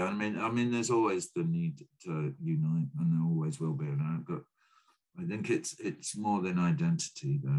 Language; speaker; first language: English; native; English